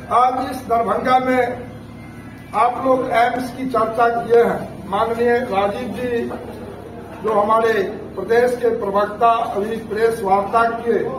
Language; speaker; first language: Hindi; native; Hindi